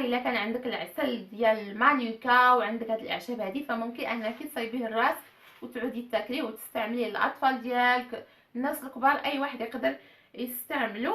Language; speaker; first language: Arabic; native; Arabic